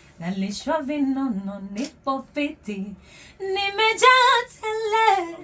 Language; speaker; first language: Swahili; native; Swahili